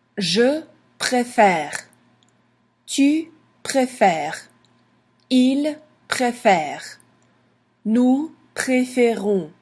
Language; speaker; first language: French; non-native, fluent; English